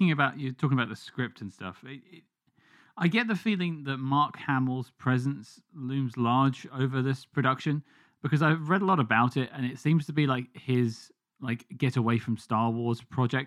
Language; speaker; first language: English; native; English